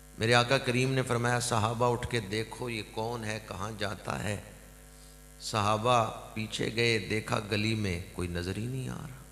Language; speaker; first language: Urdu; non-native, local second language; Punjabi